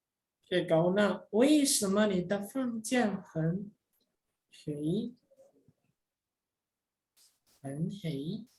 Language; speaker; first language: Chinese; non-native, fluent; Indonesian